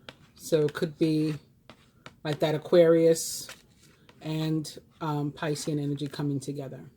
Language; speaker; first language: English; native; English